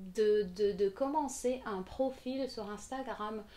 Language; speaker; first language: French; non-native, fluent; Portuguese